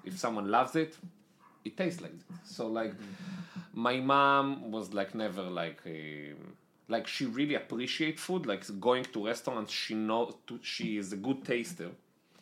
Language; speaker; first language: English; non-native, fluent; Hebrew